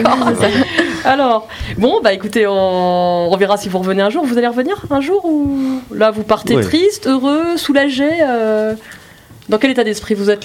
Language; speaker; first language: French; native; French